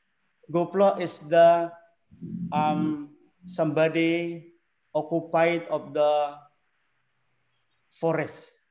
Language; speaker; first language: English; non-native, learner; Indonesian